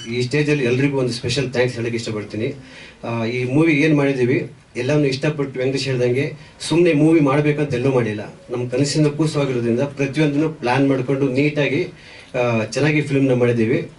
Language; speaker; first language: Kannada; native; Kannada